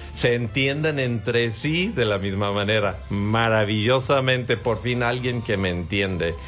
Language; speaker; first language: Spanish; non-native, fluent; English